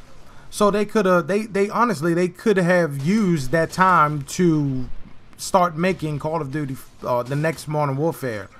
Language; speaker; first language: English; native; English